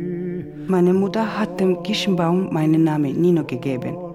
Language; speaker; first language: German; non-native, learner; Georgian